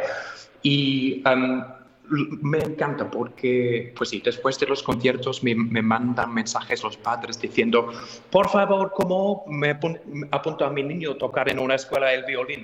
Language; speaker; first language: Spanish; non-native, fluent; English